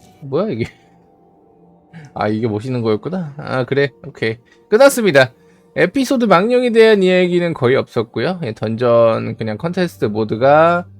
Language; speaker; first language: Korean; native; Korean